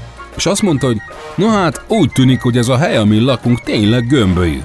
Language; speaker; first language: Hungarian; native; Hungarian